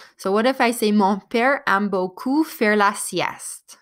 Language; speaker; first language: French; non-native, fluent; English